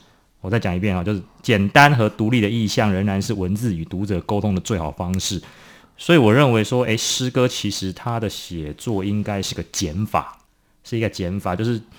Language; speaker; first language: Chinese; native; Chinese